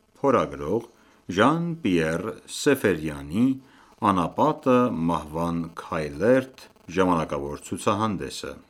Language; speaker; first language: Armenian; native; Armenian